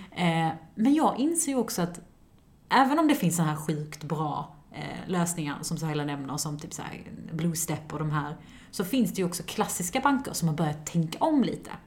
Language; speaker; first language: Swedish; early bilingual, other home language; Persian